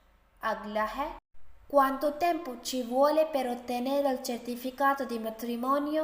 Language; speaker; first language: Italian; non-native, fluent; Urdu